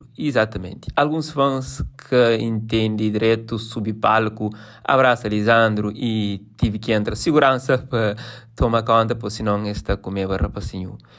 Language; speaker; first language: Portuguese; non-native, local second language; Kabuverdianu